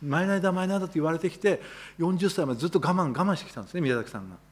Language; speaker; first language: Japanese; native; Japanese